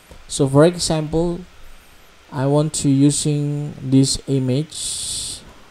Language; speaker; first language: English; non-native, learner; Indonesian